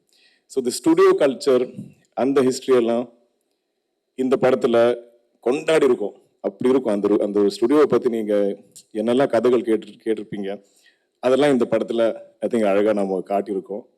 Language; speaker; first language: Tamil; non-native, local second language; Malayalam